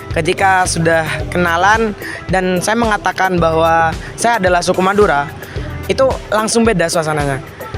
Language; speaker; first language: Indonesian; non-native, local second language; Madurese